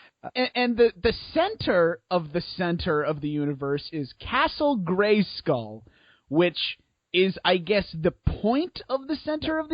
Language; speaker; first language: English; native; English